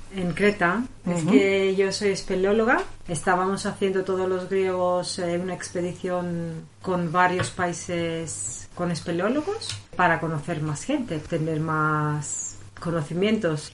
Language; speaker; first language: Spanish; non-native, fluent; Greek